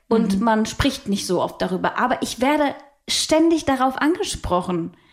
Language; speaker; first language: German; non-native, fluent; Russian